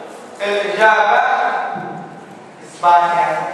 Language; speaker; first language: Arabic; native; Arabic